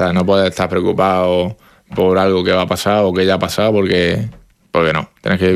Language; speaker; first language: Spanish; native; Spanish